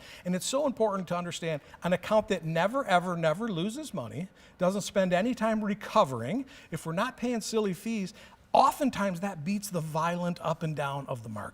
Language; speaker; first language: English; native; English